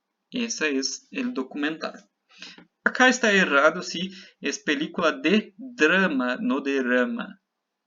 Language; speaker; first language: Spanish; non-native, fluent; Portuguese